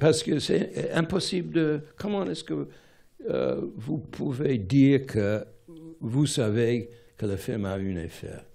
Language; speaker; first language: French; non-native, fluent; English